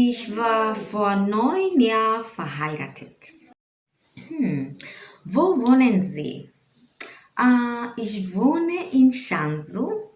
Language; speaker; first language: German; non-native, learner; Swahili